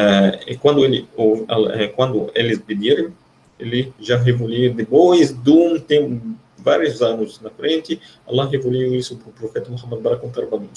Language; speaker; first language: Portuguese; non-native, fluent; Arabic